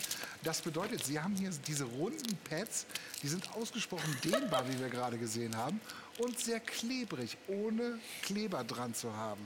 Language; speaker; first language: German; native; German